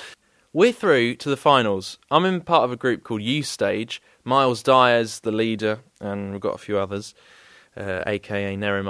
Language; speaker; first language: English; native; English